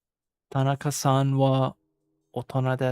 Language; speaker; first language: Japanese; non-native, learner; English